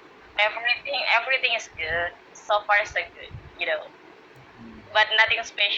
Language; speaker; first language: English; non-native, learner; Indonesian